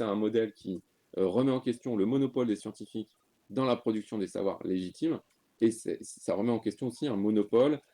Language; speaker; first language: French; native; French